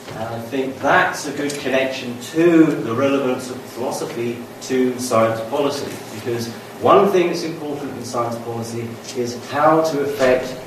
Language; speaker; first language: English; native; English